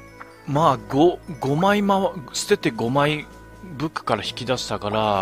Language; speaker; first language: Japanese; native; Japanese